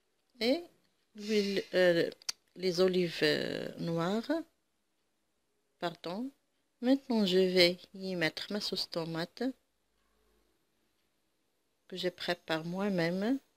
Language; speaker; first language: French; non-native, local second language; Arabic